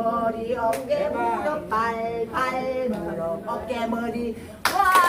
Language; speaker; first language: Korean; native; Korean